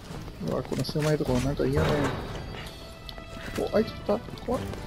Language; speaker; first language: Japanese; native; Japanese